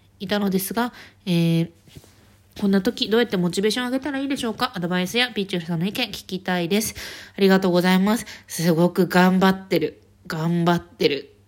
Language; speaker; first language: Japanese; native; Japanese